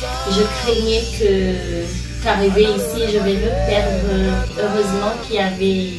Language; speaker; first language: French; non-native, local second language; Malagasy